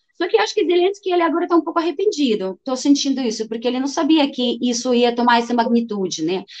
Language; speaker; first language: Portuguese; non-native, fluent; Russian